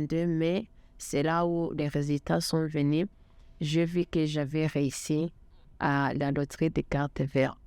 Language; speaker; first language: French; non-native, local second language; Kinyarwanda